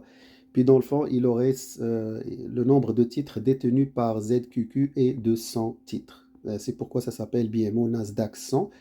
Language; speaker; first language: French; native; French